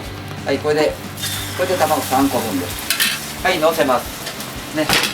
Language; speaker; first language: Japanese; native; Japanese